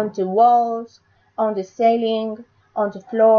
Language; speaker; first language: English; non-native, learner; Spanish